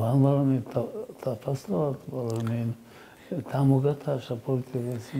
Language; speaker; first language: Hungarian; non-native, fluent; Slovak